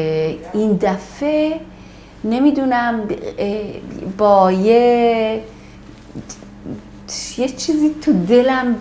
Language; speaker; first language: Persian; early bilingual, heritage; Persian